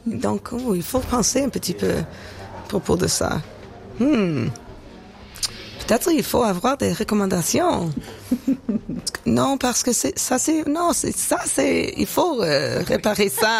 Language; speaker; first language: French; non-native, local second language; English